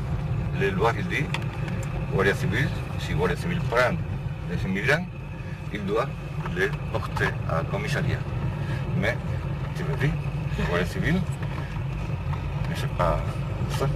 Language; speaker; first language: French; non-native, learner; Spanish